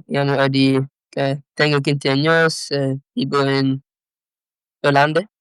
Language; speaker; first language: Spanish; non-native, learner; Dutch